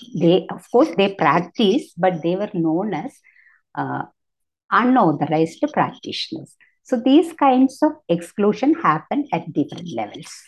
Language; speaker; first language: English; non-native, local second language; Malayalam